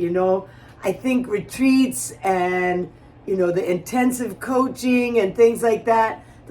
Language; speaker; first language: English; native; English